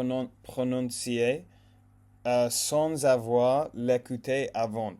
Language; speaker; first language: French; non-native, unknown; English